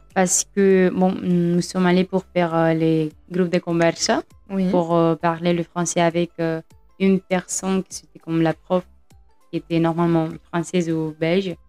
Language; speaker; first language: French; non-native, fluent; Spanish